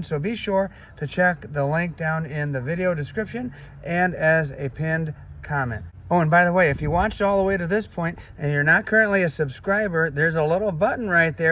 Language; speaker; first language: English; native; English